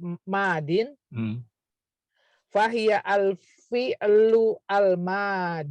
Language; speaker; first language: Arabic; non-native, learner; Indonesian